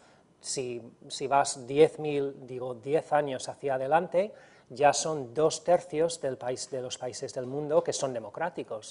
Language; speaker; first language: Spanish; non-native, fluent; English